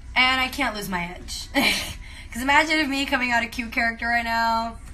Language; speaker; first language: English; early bilingual, heritage; Spanish